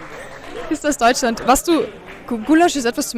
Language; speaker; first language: German; native; German